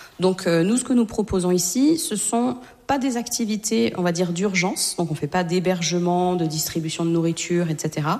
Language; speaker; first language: French; native; French